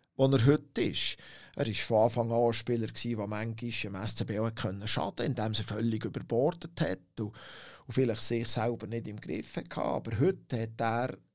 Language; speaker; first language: German; native; German